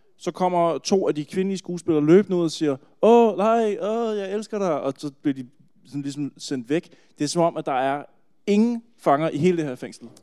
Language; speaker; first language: Danish; native; Danish